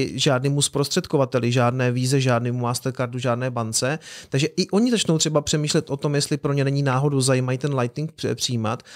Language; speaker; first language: Czech; native; Czech